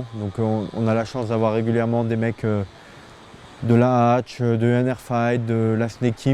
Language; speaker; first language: French; native; French